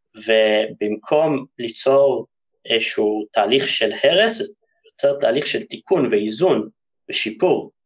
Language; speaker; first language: Hebrew; native; Hebrew